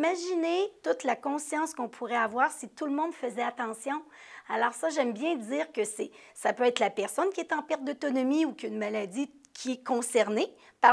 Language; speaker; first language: French; native; French